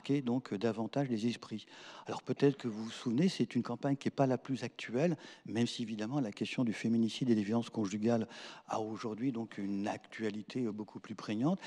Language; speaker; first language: French; native; French